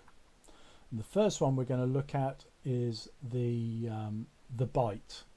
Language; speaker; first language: English; native; English